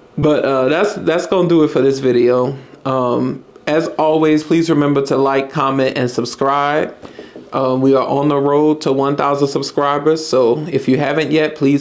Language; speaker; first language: English; native; English